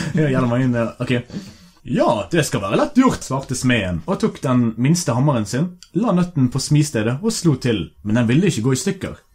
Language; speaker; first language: Norwegian; native; Norwegian